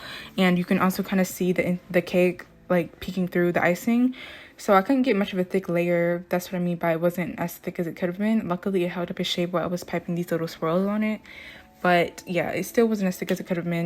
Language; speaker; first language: English; native; English